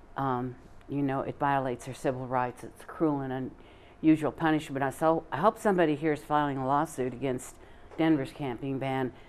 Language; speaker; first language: English; native; English